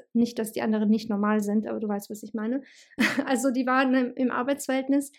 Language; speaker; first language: German; early bilingual, other home language; Bosnian